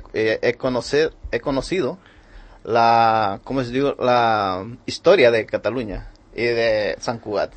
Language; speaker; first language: Catalan; non-native, learner; Spanish